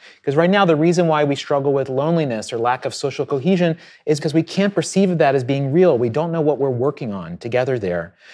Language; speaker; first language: English; native; English